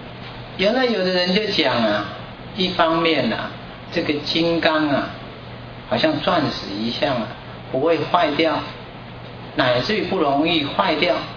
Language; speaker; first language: Chinese; native; Chinese